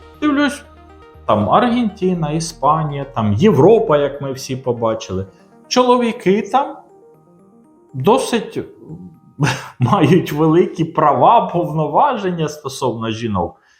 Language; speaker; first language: Ukrainian; non-native, local second language; Russian